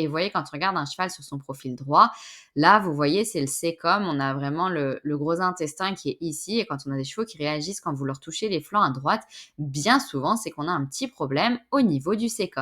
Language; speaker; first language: French; native; French